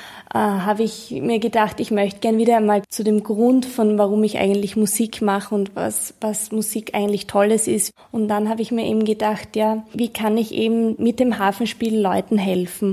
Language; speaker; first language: German; native; German